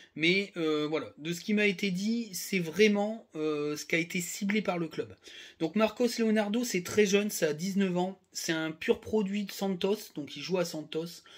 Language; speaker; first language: French; native; French